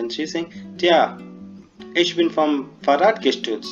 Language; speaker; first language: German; non-native, fluent; Hindi